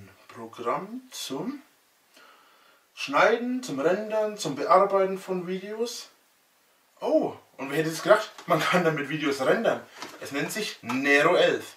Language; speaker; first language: German; native; German